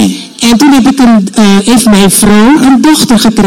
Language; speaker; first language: Dutch; non-native, local second language; Papiamento